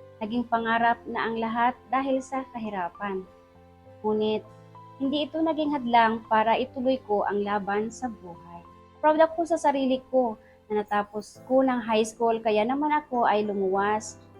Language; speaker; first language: Filipino; non-native, local second language; Hiligaynon